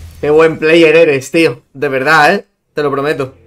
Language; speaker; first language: Spanish; native; Spanish